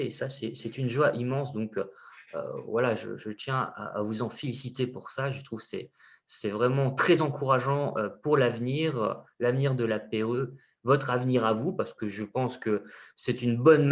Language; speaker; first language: French; native; French